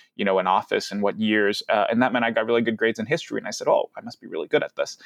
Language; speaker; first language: English; early bilingual, other home language; Cantonese